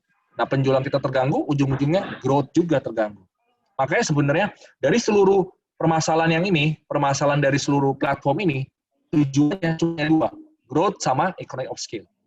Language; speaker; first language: Indonesian; native; Indonesian